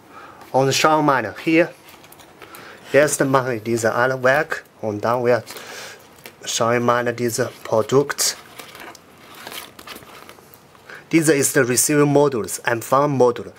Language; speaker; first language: German; non-native, learner; Chinese